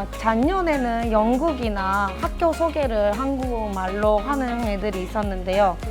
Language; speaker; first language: Korean; early bilingual, heritage; Korean